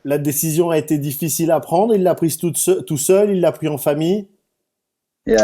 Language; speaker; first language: French; native; French